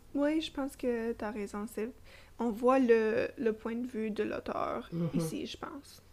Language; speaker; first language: French; non-native, fluent; English